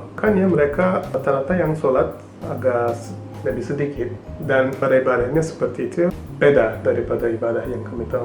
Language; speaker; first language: Indonesian; non-native, fluent; Turkish